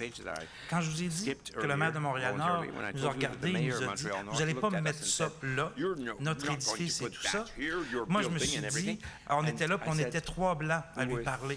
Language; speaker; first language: French; native; French